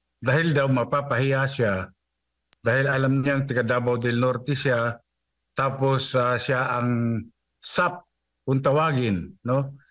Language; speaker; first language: Filipino; non-native, local second language; Cebuano